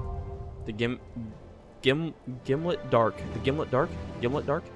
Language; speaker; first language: English; native; English